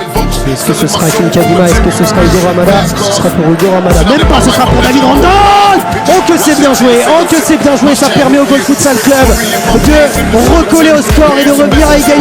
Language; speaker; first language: French; native; French